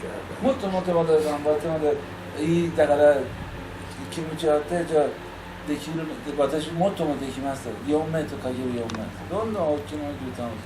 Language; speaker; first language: Japanese; non-native, learner; Persian